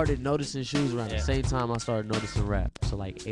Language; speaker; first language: English; native; English